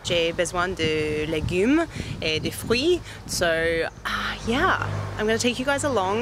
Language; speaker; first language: French; non-native, learner; English